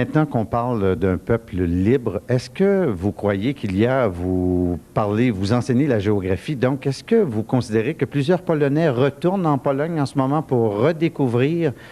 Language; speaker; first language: French; native; French